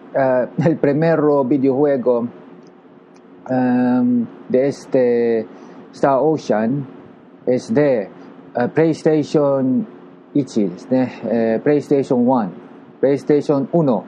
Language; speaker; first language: Spanish; non-native, learner; Japanese